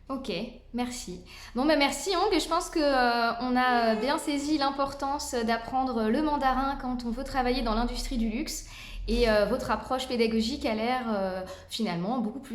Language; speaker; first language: French; native; French